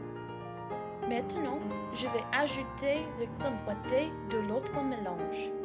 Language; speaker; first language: French; non-native, learner; English